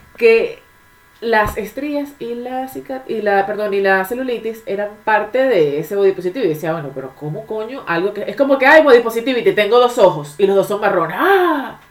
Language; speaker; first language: Spanish; native; Spanish